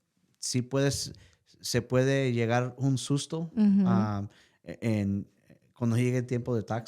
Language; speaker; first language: Spanish; early bilingual, heritage; Spanish